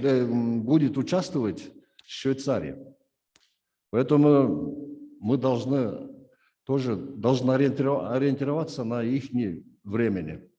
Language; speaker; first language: Russian; non-native, local second language; Kyrgyz